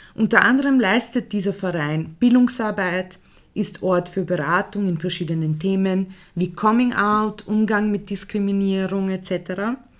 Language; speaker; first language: German; early bilingual, other home language; Croatian